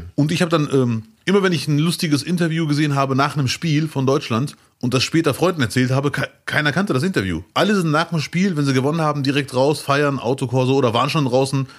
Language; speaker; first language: German; early bilingual, other home language; Arabic